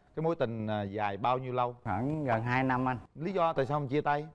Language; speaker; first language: Vietnamese; native; Vietnamese